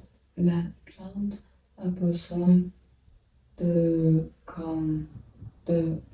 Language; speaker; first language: French; non-native, learner; Chinese